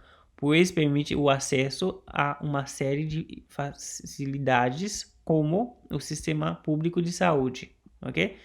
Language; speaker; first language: Portuguese; non-native, local second language; Haitian Creole